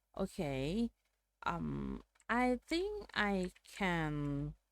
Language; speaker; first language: English; non-native, learner; Thai